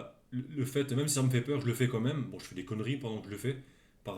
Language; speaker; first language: French; native; French